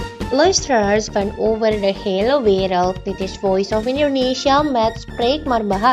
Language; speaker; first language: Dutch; non-native, fluent; Indonesian